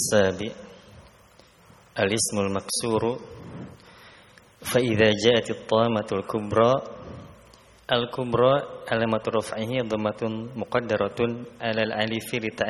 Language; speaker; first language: Arabic; non-native, learner; Indonesian